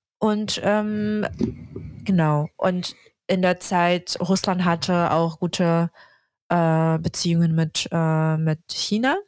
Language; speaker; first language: German; non-native, fluent; Russian